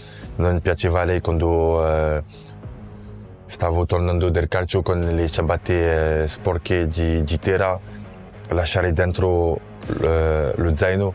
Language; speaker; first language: Italian; non-native, fluent; French